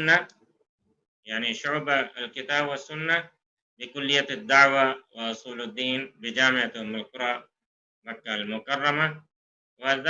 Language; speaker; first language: Arabic; non-native, fluent; Urdu